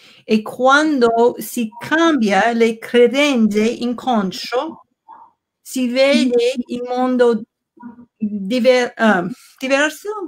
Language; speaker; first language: Italian; non-native, learner; English